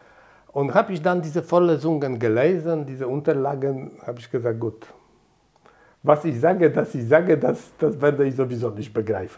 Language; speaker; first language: German; non-native, fluent; Polish